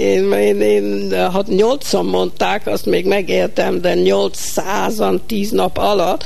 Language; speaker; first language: Hungarian; early bilingual, heritage; Hungarian